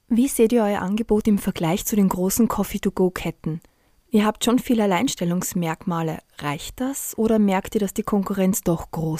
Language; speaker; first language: German; native; German